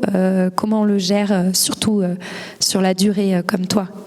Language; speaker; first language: French; native; French